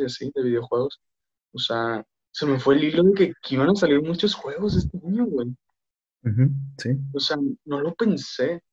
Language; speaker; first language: Spanish; native; Spanish